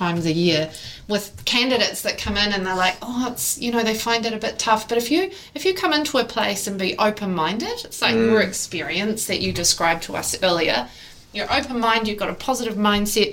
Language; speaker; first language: English; native; English